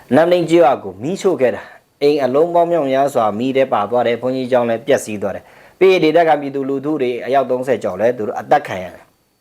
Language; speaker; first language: Burmese; non-native, local second language; Pa'o Karen